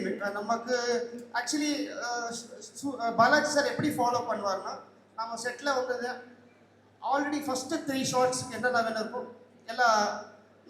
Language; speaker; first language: Tamil; non-native, local second language; Kannada